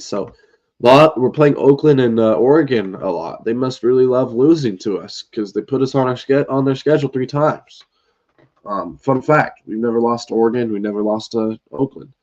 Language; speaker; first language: English; native; English